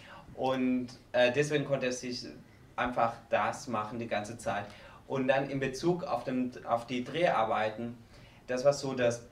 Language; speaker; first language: German; non-native, learner; Spanish